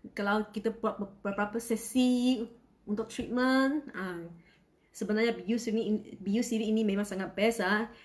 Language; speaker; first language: Malay; non-native, local second language; Chinese